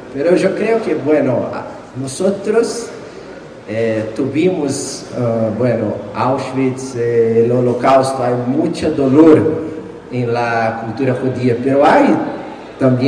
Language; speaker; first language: Spanish; non-native, fluent; Portuguese